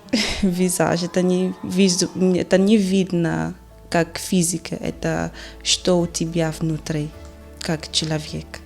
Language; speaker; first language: Russian; non-native, learner; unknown